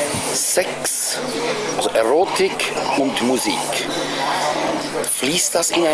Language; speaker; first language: German; native; German